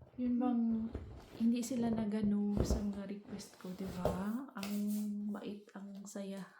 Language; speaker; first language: Filipino; non-native, local second language; Cebuano